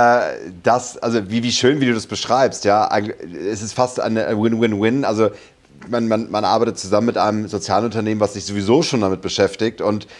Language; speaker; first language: German; native; German